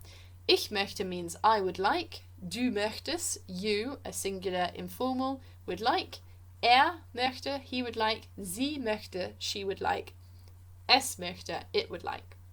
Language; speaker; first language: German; non-native, fluent; English